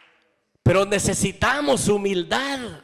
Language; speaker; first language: Spanish; native; Spanish